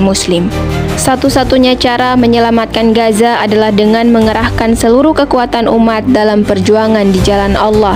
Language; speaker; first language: Indonesian; native; Indonesian